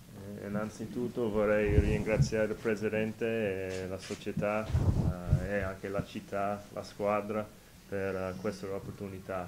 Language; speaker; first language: Italian; non-native, fluent; English